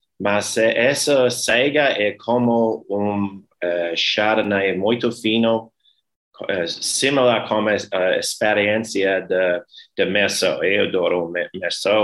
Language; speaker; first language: Portuguese; non-native, learner; English